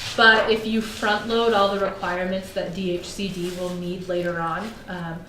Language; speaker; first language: English; native; English